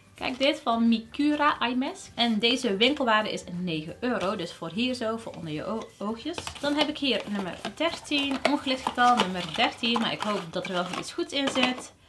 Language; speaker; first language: Dutch; early bilingual, other home language; Riffian